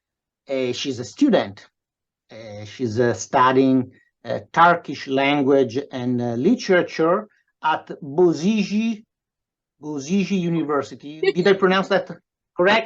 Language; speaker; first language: English; non-native, fluent; Italian